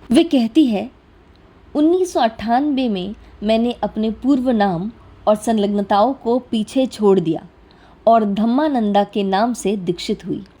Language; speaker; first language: Hindi; native; Hindi